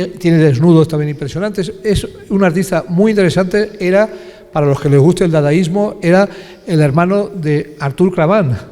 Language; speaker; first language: Spanish; native; Spanish